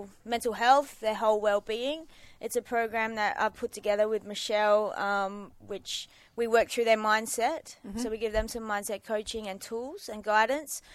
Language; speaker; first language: English; native; English